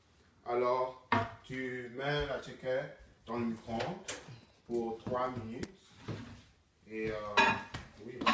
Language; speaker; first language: French; non-native, learner; English